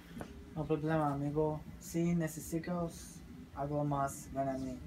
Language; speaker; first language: Spanish; non-native, learner; English